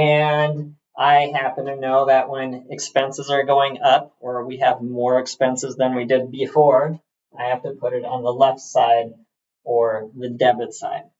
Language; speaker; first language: English; native; English